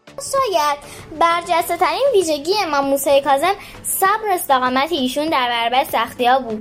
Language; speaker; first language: Persian; native; Persian